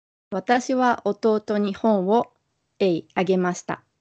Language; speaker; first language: Japanese; native; Japanese